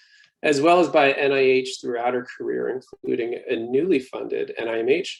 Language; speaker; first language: English; native; English